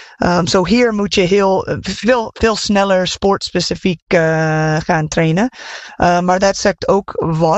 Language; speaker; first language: Dutch; non-native, fluent; English